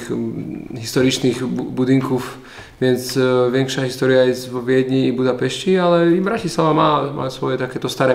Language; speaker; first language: Polish; non-native, learner; Slovak